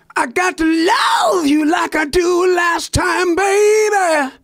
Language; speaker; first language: English; native; English